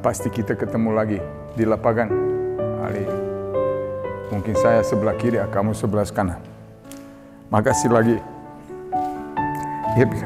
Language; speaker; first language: Indonesian; non-native, fluent; Serbian